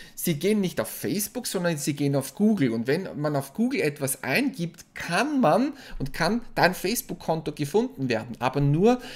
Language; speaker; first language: German; native; German